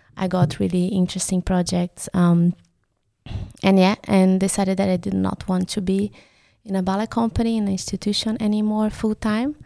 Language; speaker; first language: English; non-native, fluent; Portuguese